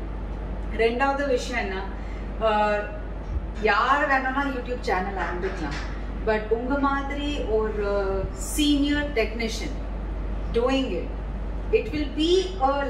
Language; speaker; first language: Tamil; non-native, local second language; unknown